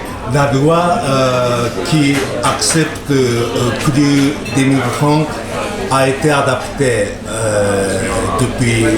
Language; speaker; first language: French; non-native, learner; Japanese